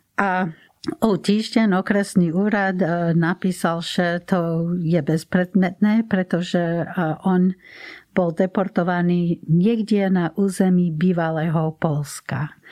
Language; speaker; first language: Slovak; non-native, fluent; English